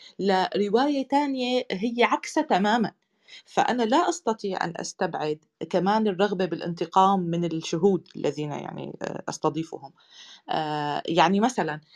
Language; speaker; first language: Arabic; native; Arabic